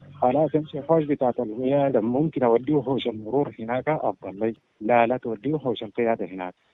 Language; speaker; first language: Arabic; native; Arabic